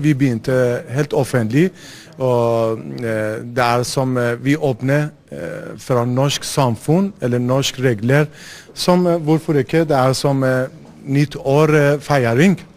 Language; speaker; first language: Norwegian; non-native, learner; Persian